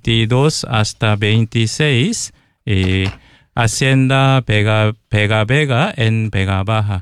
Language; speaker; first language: Spanish; non-native, learner; Korean